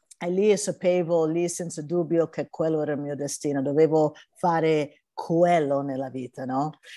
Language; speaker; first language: Italian; non-native, fluent; English